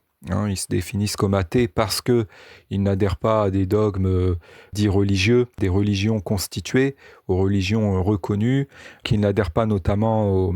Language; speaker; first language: French; native; French